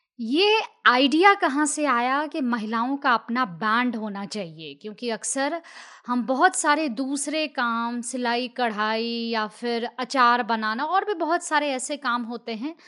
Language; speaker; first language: Hindi; native; Hindi